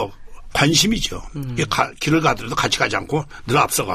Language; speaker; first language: Korean; native; Korean